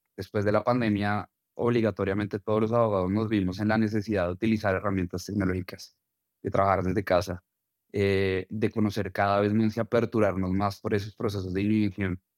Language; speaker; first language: Spanish; native; Spanish